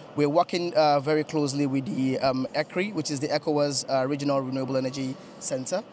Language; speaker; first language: English; non-native, local second language; Yoruba